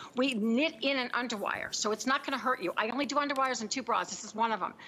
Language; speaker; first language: English; native; English